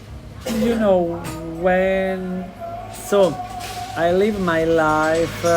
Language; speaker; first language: English; non-native, learner; Italian